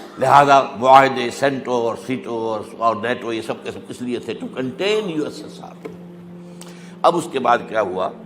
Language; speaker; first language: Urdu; native; Urdu